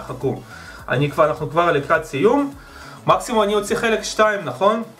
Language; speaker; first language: Hebrew; early bilingual, other home language; Russian